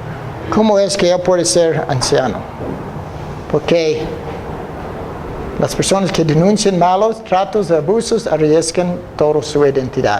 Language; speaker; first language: Spanish; non-native, fluent; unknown